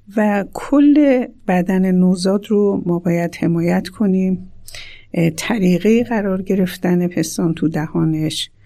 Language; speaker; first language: Persian; native; Persian